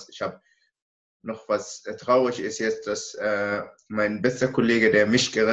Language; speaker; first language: German; non-native, learner; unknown